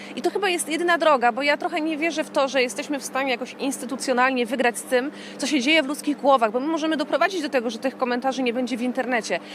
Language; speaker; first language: Polish; native; Polish